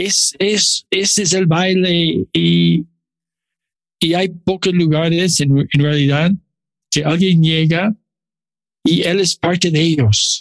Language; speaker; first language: Spanish; non-native, learner; English